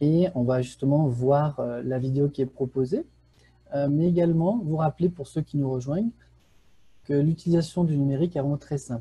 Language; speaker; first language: French; native; French